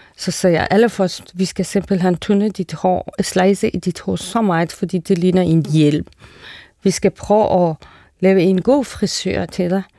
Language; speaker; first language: Danish; non-native, fluent; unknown